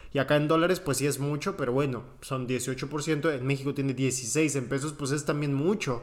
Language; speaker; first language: Spanish; native; Spanish